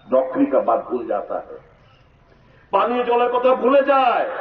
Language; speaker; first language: Hindi; non-native, local second language; Bangla